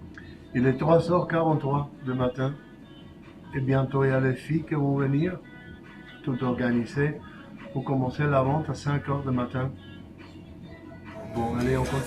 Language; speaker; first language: French; non-native, fluent; Spanish